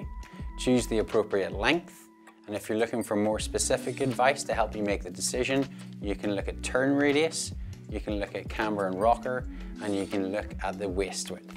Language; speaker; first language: English; native; English